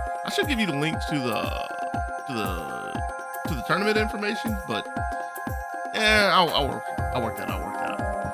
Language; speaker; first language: English; native; English